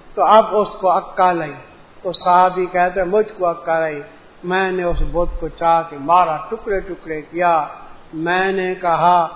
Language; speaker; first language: Urdu; non-native, local second language; Punjabi